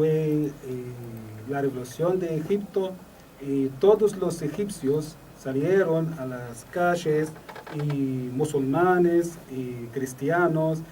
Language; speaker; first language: Spanish; non-native, learner; Arabic